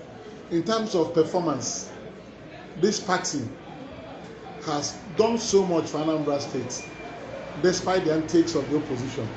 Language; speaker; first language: English; non-native, local second language; Igbo